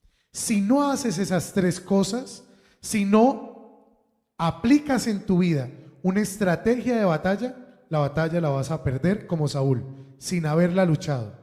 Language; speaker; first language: Spanish; native; Spanish